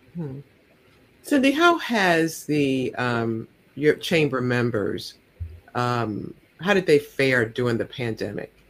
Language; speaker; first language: English; native; English